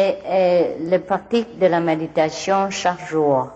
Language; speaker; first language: French; non-native, learner; Vietnamese